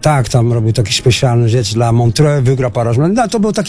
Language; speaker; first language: Polish; non-native, fluent; Dutch